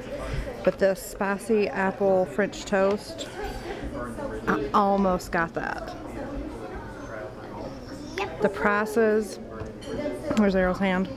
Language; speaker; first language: English; native; English